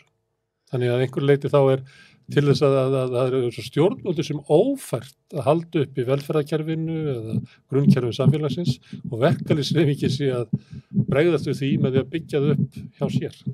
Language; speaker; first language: Icelandic; native; Icelandic